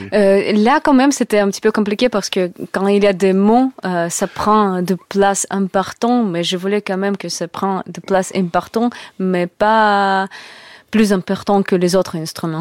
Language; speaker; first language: French; non-native, learner; Russian